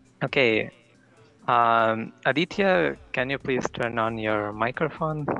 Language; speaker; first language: English; non-native, fluent; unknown